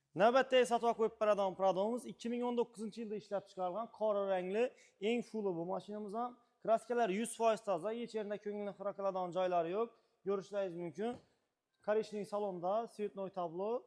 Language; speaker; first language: Uzbek; native; Uzbek